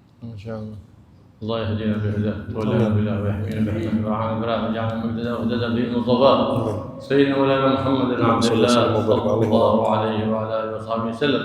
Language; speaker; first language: Arabic; native; Arabic